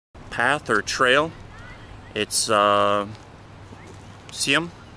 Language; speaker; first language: English; native; English